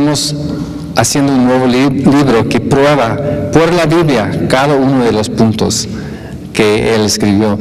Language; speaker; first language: Spanish; non-native, fluent; English